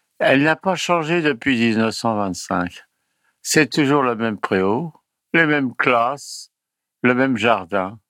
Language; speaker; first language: French; early bilingual, other home language; Italian